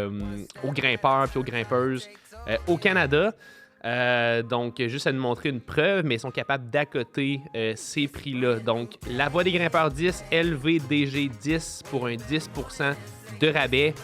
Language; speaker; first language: French; native; French